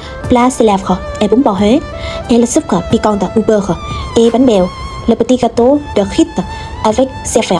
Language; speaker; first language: French; non-native, learner; Vietnamese